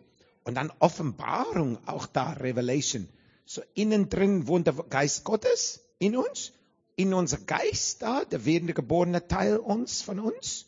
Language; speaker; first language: German; non-native, fluent; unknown